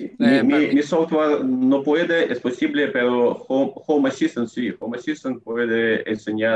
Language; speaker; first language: Spanish; non-native, learner; Russian